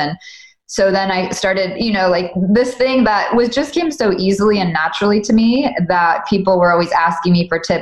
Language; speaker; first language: English; native; English